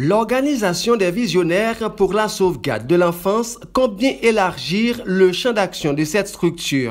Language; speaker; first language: French; non-native, local second language; Haitian Creole